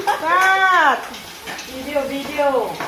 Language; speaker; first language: English; non-native, local second language; Filipino